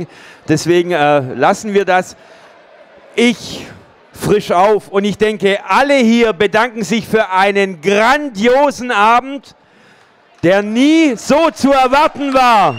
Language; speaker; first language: German; native; German